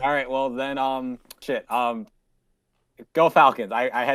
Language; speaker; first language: English; native; English